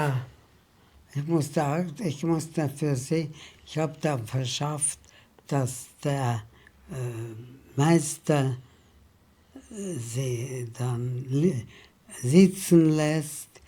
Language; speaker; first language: German; early bilingual, heritage; German